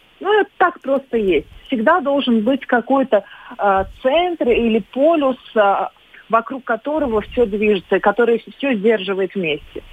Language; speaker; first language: Russian; non-native, local second language; Latvian